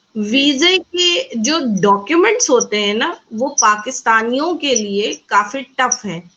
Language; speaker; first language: Urdu; native; Urdu